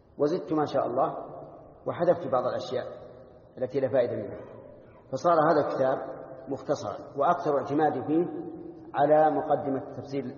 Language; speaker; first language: Arabic; native; Arabic